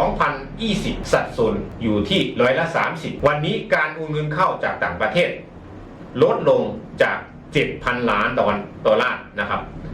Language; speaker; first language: Thai; non-native, fluent; Chinese